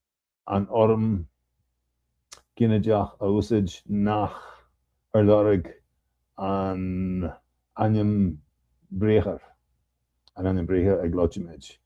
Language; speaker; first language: Irish; non-native, learner; English